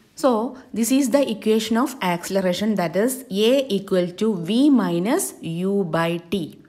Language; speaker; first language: English; non-native, local second language; Malayalam